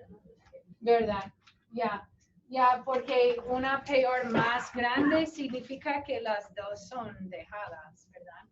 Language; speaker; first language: Spanish; non-native, fluent; English